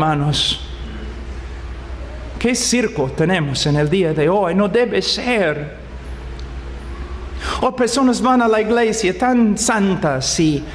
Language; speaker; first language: Spanish; non-native, fluent; English